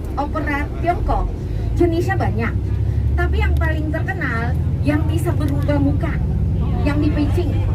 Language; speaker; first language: Indonesian; non-native, fluent; Cantonese